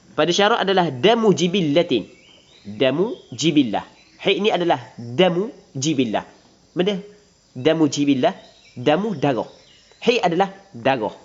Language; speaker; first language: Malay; native; Malay